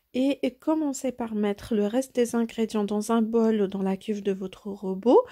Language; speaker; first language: French; non-native, local second language; Arabic